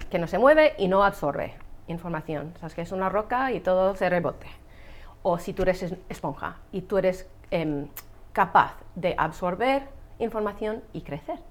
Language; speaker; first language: Spanish; non-native, fluent; English